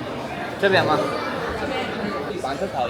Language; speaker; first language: Chinese; non-native, learner; Spanish